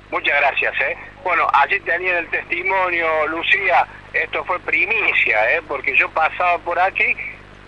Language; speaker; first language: Spanish; native; Spanish